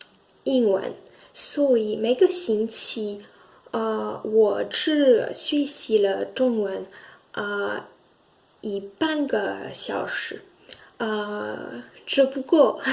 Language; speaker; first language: Chinese; non-native, learner; French